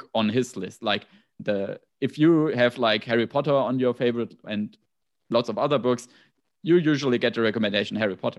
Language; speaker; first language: English; non-native, fluent; German